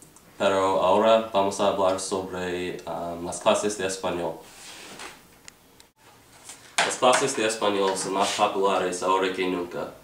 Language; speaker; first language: Spanish; non-native, learner; English